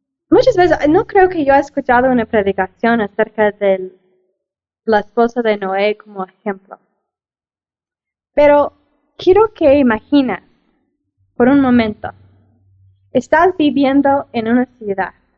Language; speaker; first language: Spanish; non-native, fluent; English